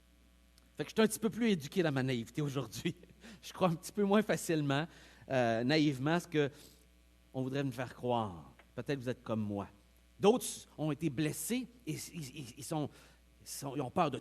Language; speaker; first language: French; native; French